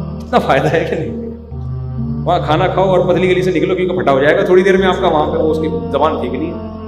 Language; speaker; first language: Urdu; native; Urdu